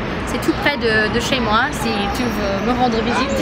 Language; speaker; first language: French; non-native, fluent; English